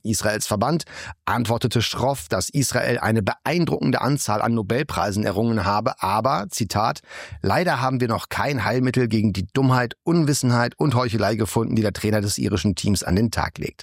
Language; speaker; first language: German; native; German